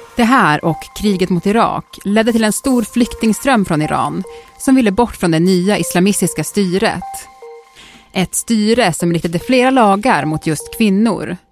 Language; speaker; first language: Swedish; native; Swedish